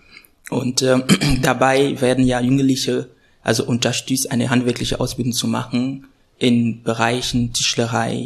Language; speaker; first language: German; non-native, fluent; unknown